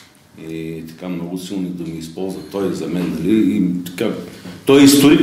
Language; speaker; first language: Bulgarian; native; Bulgarian